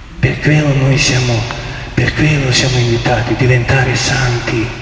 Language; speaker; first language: Italian; non-native, fluent; Croatian